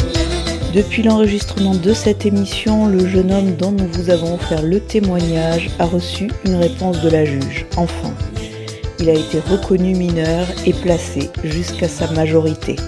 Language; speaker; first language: French; native; French